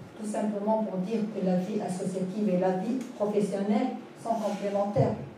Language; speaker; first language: French; non-native, local second language; Arabic